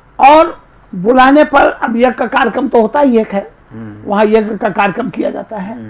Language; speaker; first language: Hindi; native; Hindi